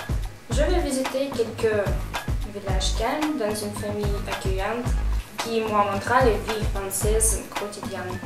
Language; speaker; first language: French; non-native, learner; Russian